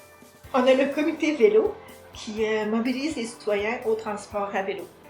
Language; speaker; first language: French; native; French